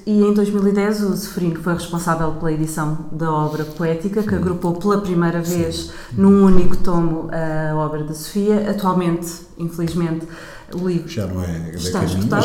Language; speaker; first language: Portuguese; native; Portuguese